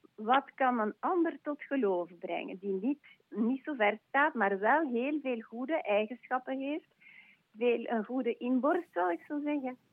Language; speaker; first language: Dutch; non-native, local second language; French